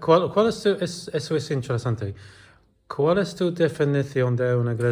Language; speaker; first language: Spanish; non-native, learner; English